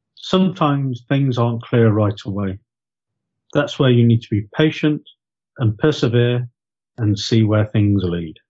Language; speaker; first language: English; native; English